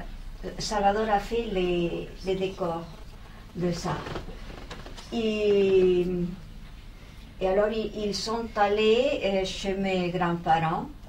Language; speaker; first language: French; non-native, fluent; Spanish